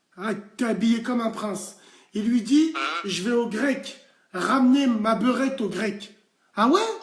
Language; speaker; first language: French; early bilingual, other home language; Arabic